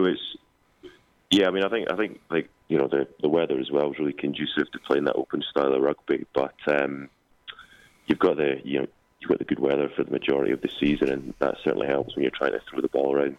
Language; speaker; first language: English; native; English